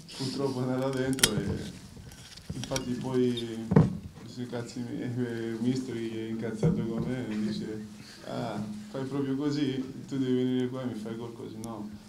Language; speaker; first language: Italian; non-native, fluent; Greek